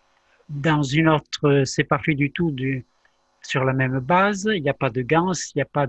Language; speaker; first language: French; native; French